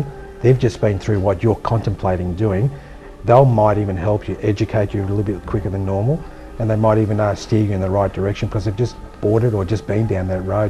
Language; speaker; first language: English; native; English